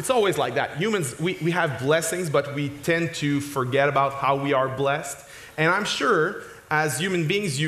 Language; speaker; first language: English; non-native, fluent; French